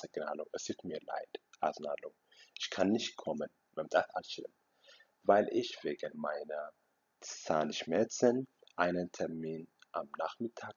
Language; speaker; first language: German; non-native, local second language; Amharic